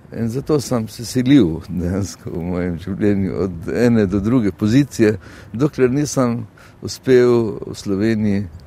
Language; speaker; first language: Slovenian; non-native, fluent; Arabic